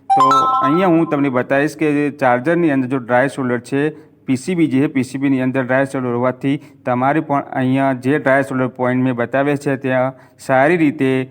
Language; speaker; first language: Gujarati; non-native, local second language; Hindi